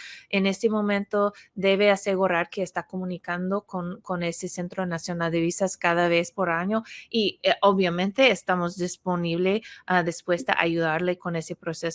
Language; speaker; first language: Spanish; non-native, fluent; English